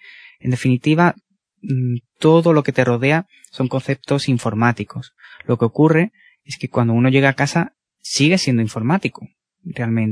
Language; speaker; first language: Spanish; native; Spanish